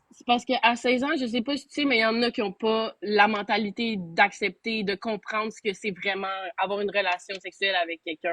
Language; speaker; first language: French; native; French